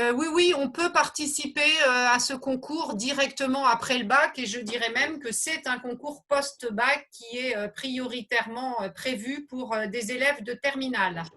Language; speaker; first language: French; native; French